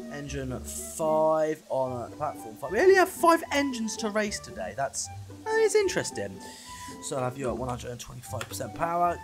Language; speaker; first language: English; native; English